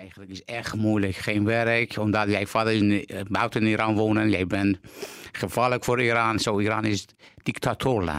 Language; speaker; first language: Dutch; non-native, learner; Persian